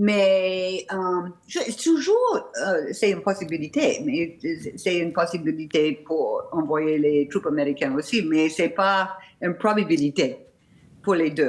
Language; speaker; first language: French; non-native, learner; English